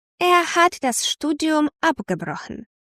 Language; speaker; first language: German; non-native, fluent; Ukrainian